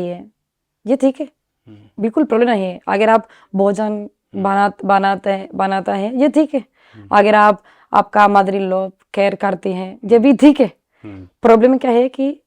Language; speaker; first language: Hindi; non-native, learner; Spanish